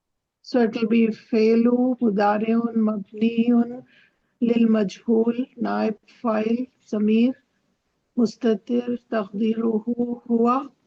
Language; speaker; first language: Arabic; non-native, learner; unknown